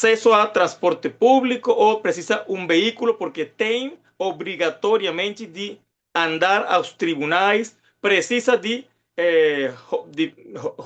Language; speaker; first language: Portuguese; non-native, fluent; Spanish